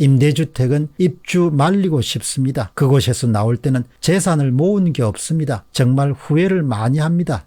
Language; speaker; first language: Korean; native; Korean